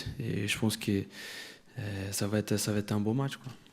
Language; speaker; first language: French; non-native, fluent; Portuguese